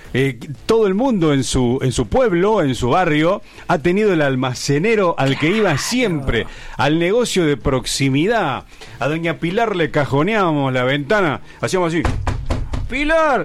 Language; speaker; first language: Spanish; native; Spanish